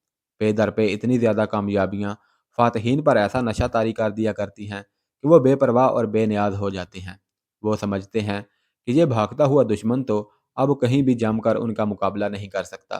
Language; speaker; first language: Urdu; native; Urdu